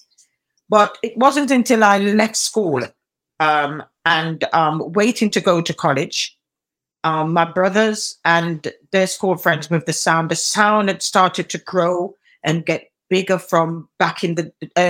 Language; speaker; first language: English; native; English